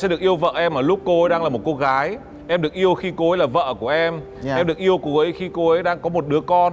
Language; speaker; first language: Vietnamese; native; Vietnamese